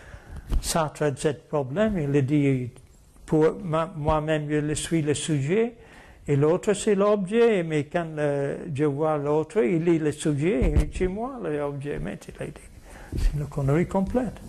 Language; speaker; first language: French; non-native, fluent; English